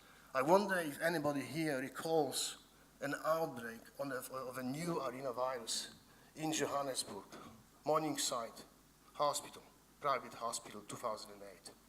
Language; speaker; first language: English; non-native, fluent; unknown